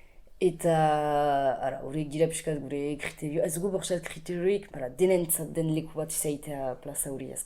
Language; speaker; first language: Basque; native; Basque